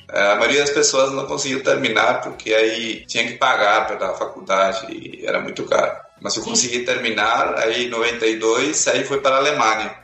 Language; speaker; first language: Portuguese; non-native, fluent; Spanish